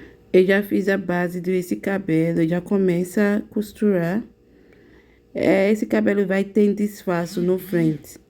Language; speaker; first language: Portuguese; non-native, learner; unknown